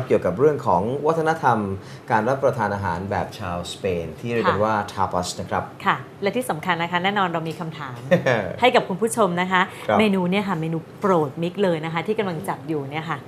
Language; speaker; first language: Thai; native; Thai